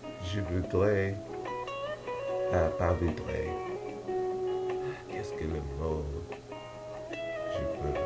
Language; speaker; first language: French; non-native, learner; English